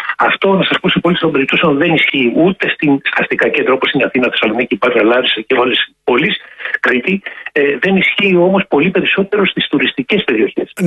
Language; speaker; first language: Greek; native; Greek